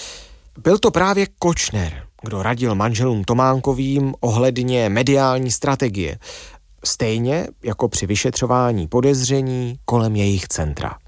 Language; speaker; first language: Czech; native; Czech